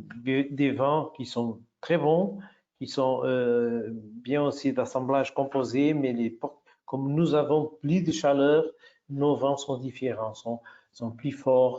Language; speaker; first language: French; non-native, fluent; Portuguese